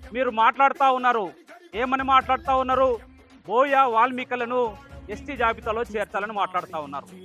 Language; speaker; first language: Telugu; non-native, local second language; Lambadi